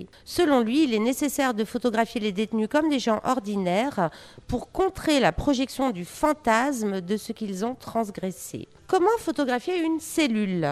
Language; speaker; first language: French; native; French